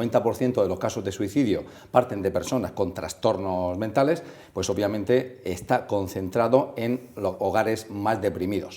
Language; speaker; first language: Spanish; native; Spanish